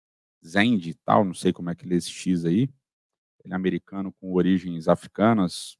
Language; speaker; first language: Portuguese; native; Portuguese